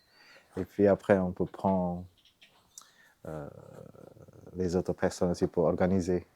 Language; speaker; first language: French; non-native, fluent; Vietnamese